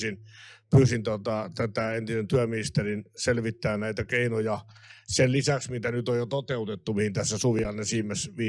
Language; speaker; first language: Finnish; native; Finnish